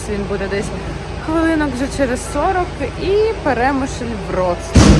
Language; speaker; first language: Ukrainian; native; Ukrainian